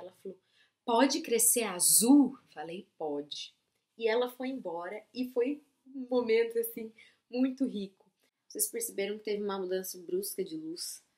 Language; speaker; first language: Portuguese; native; Portuguese